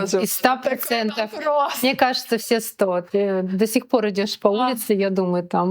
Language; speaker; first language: Russian; native; Russian